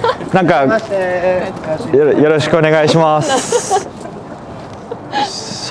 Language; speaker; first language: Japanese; native; Japanese